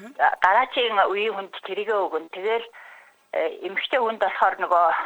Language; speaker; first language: Mongolian; non-native, local second language; Kazakh